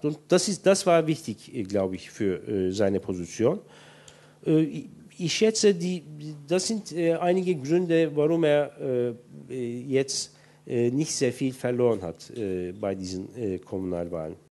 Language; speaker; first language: German; non-native, fluent; Turkish